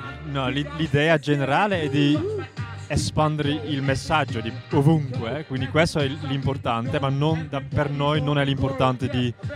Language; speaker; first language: Italian; non-native, fluent; Dutch